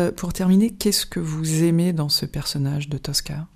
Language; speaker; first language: French; native; French